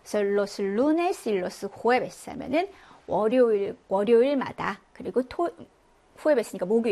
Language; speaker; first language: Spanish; non-native, fluent; Korean